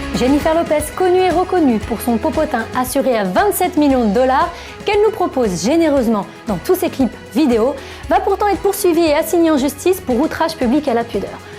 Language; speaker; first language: French; native; French